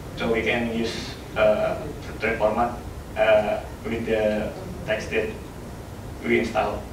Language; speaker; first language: English; non-native, learner; Indonesian